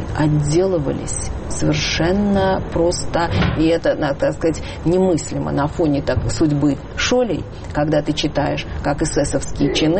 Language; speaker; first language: Russian; native; Russian